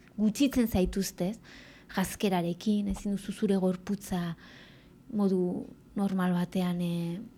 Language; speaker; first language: Basque; native; Basque